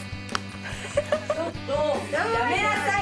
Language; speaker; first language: Japanese; native; Japanese